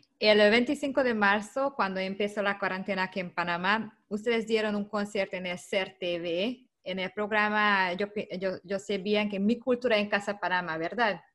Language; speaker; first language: Spanish; non-native, learner; Hungarian